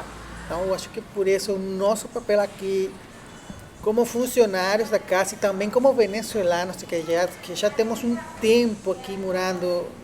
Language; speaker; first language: Portuguese; non-native, fluent; Spanish